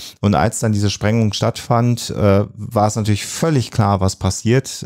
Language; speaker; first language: German; native; German